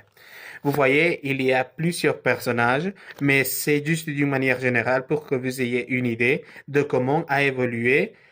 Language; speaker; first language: French; non-native, learner; Spanish